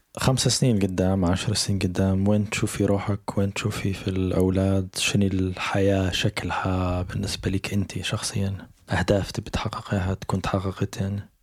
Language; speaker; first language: Arabic; native; Arabic